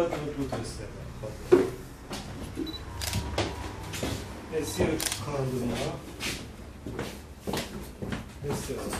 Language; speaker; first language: Armenian; non-native, learner; Persian